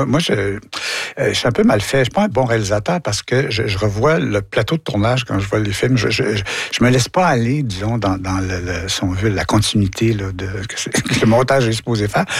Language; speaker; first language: French; native; French